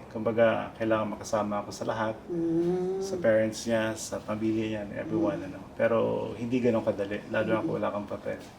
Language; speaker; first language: Filipino; native; Filipino